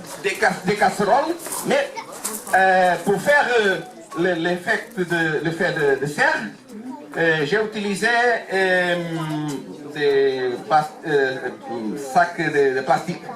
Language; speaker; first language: French; non-native, learner; Portuguese